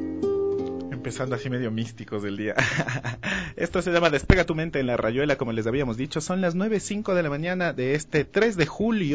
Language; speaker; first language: Spanish; native; Spanish